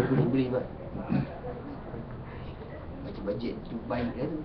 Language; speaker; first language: Malay; native; Malay